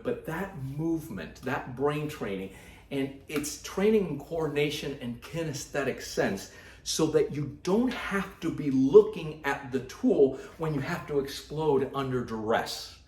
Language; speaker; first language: English; native; English